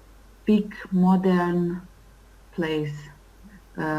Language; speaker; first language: English; non-native, learner; Russian